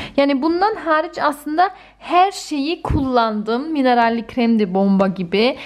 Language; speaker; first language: Turkish; early bilingual, heritage; Turkish